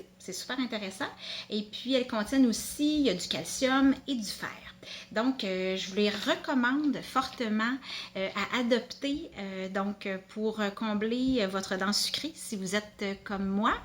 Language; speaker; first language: French; native; French